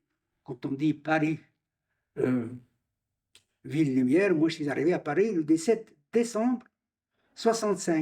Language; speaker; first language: French; non-native, local second language; Arabic